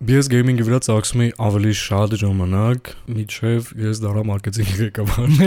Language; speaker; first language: Armenian; early bilingual, heritage; Armenian